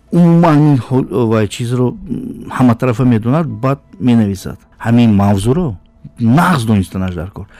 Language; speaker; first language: Tajik; native; Tajik